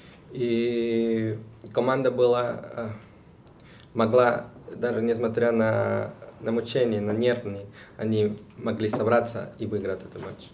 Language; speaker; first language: Russian; non-native, fluent; Spanish